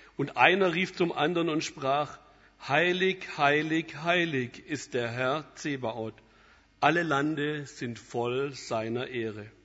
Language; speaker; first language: German; native; German